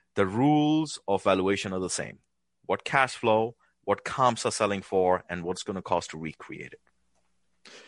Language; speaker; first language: English; non-native, local second language; Hindi